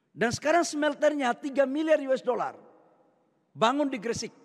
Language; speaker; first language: Indonesian; native; Indonesian